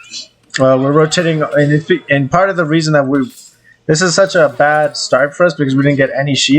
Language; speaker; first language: English; native; English